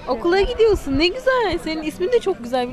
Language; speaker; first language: Turkish; native; Turkish